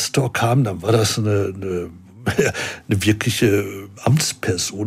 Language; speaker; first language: German; native; German